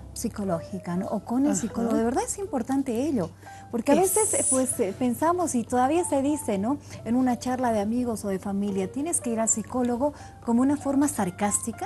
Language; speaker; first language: Spanish; native; Spanish